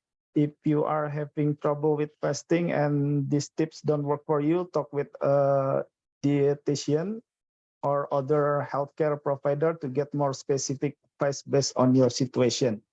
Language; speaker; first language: English; non-native, fluent; Indonesian